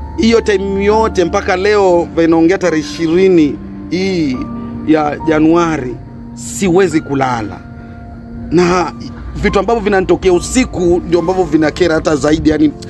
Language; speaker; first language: Swahili; non-native, local second language; Giryama